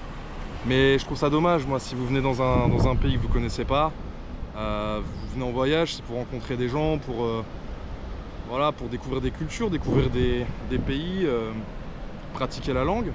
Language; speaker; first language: French; native; French